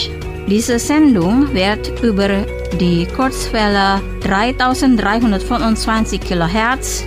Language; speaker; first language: German; non-native, fluent; Indonesian